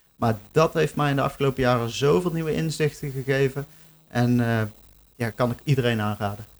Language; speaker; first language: Dutch; native; Dutch